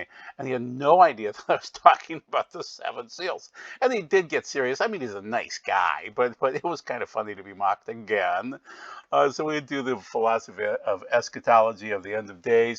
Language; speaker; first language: English; native; English